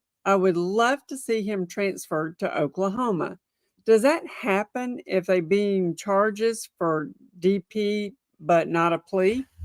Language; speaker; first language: English; native; English